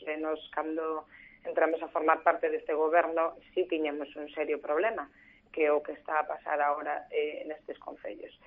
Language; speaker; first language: Galician; non-native, local second language; Spanish